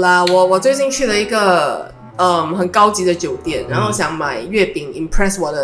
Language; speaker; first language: Chinese; native; Chinese